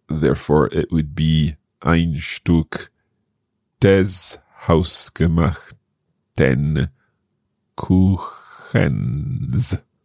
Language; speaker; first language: German; non-native, learner; English